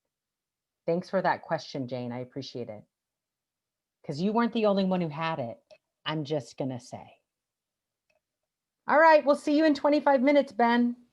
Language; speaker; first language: English; native; English